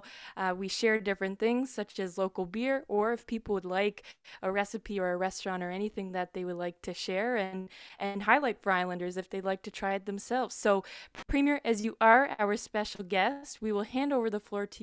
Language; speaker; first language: English; native; English